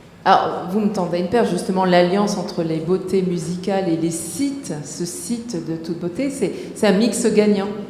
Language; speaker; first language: French; native; French